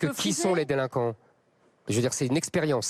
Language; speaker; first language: French; native; French